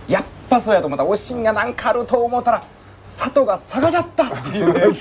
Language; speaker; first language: Japanese; native; Japanese